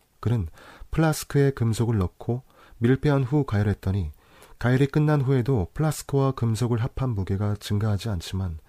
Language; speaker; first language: Korean; native; Korean